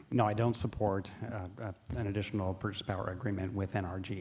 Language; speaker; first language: English; native; English